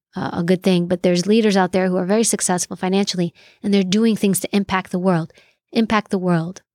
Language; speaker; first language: English; early bilingual, other home language; Greek